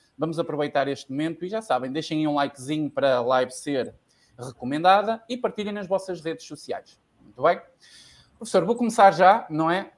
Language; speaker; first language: Portuguese; native; Portuguese